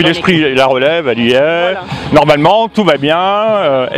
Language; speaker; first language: French; native; French